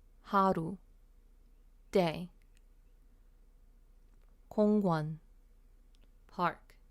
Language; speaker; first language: Korean; non-native, fluent; English